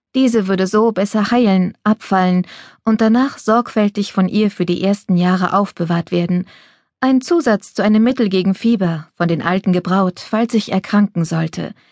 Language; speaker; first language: German; native; German